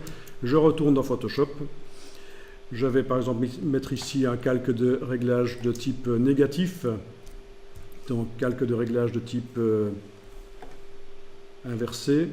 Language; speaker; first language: French; native; French